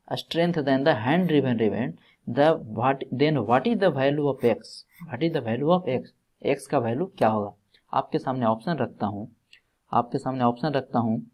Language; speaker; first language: Hindi; native; Hindi